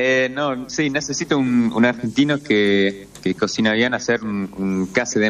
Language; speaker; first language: Spanish; non-native, fluent; English